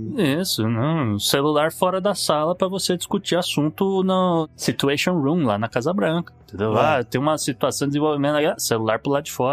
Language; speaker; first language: Portuguese; native; Portuguese